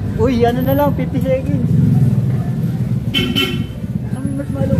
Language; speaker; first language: Filipino; native; Filipino